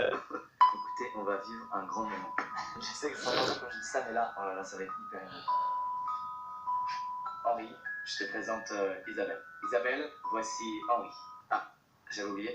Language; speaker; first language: French; native; French